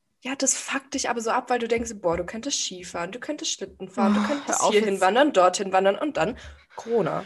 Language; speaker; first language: German; native; German